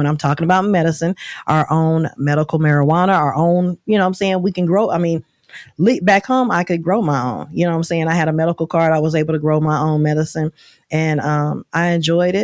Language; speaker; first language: English; native; English